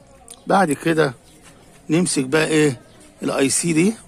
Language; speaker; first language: Arabic; native; Arabic